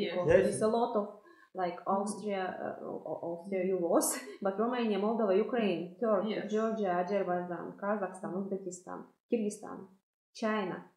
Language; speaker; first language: English; non-native, fluent; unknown